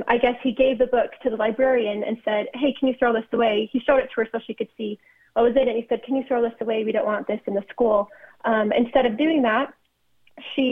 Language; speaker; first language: English; native; English